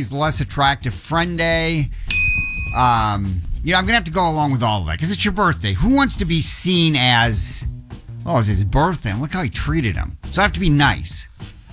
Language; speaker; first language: English; native; English